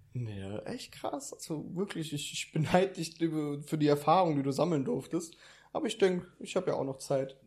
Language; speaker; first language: German; early bilingual, other home language; Italian